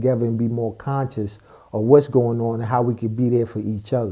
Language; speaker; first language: English; native; English